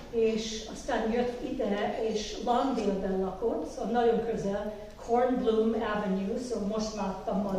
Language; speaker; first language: Hungarian; early bilingual, heritage; Hungarian